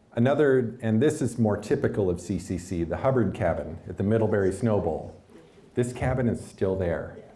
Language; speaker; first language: English; native; English